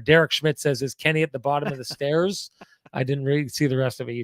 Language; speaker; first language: English; native; English